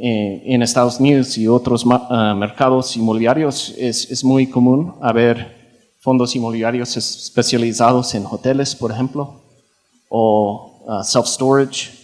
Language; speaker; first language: Spanish; non-native, fluent; English